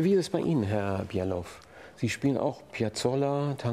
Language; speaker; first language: German; native; German